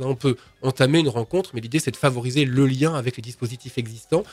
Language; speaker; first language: French; native; French